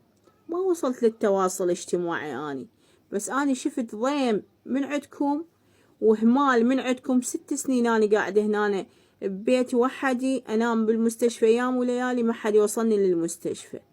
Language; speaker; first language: Arabic; native; Arabic